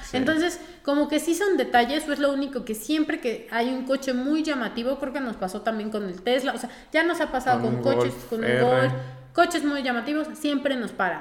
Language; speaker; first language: Spanish; native; Spanish